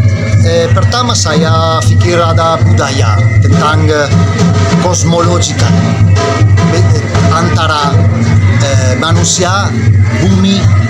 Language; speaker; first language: Indonesian; non-native, learner; Italian